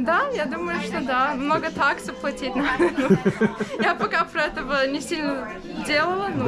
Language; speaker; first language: Russian; early bilingual, heritage; Russian